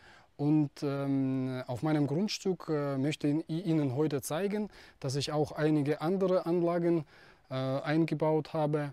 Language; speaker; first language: German; non-native, fluent; Russian